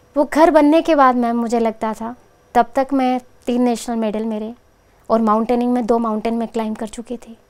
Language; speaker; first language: Hindi; native; Hindi